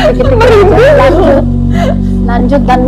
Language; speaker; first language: Indonesian; non-native, learner; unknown